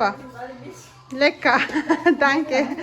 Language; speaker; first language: German; non-native, fluent; Armenian